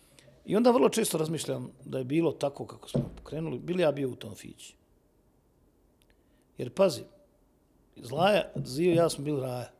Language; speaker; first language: Serbian; native; Serbian